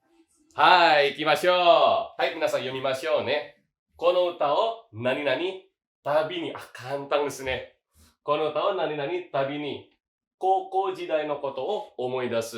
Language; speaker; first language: Japanese; non-native, fluent; Indonesian